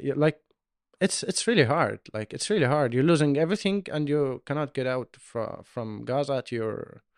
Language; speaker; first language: English; non-native, learner; Arabic